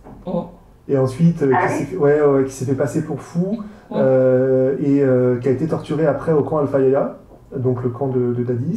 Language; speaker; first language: French; native; French